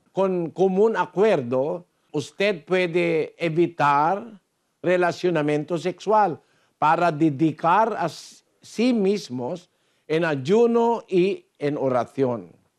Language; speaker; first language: Spanish; non-native, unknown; Filipino